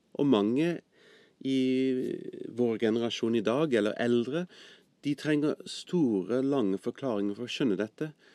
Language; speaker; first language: Norwegian; non-native, fluent; English